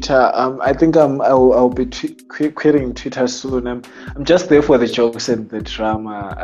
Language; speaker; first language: English; non-native, local second language; North Ndebele